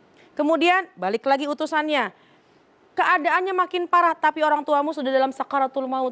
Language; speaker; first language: Indonesian; native; Indonesian